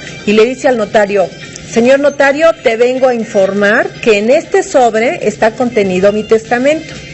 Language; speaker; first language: Spanish; native; Spanish